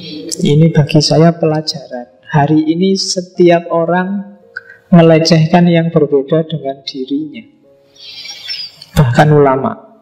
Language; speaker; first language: Indonesian; native; Indonesian